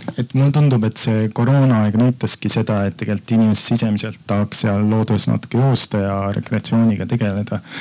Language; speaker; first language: Estonian; native; Estonian